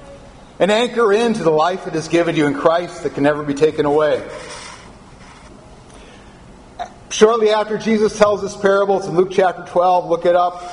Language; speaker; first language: English; native; English